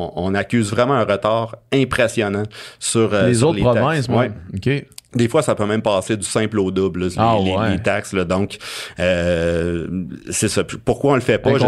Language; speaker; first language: French; native; French